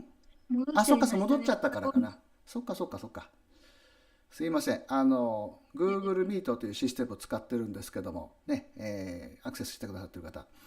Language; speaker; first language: Japanese; native; Japanese